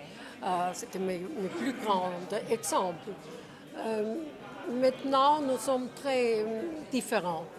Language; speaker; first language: French; non-native, fluent; Czech